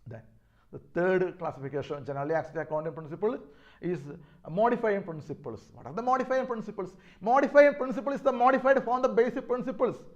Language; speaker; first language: English; non-native, local second language; Malayalam